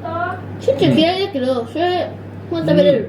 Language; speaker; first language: Japanese; native; Japanese